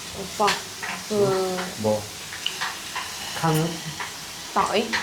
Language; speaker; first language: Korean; non-native, learner; Vietnamese